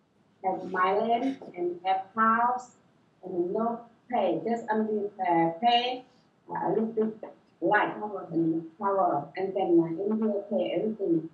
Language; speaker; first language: English; non-native, learner; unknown